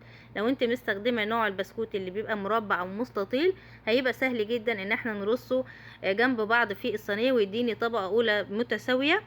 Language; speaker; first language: Arabic; native; Arabic